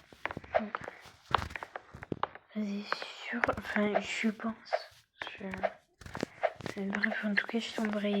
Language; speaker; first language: French; native; French